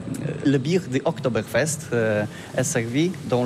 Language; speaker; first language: French; non-native, learner; Polish